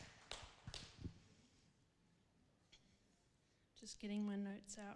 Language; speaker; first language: English; native; English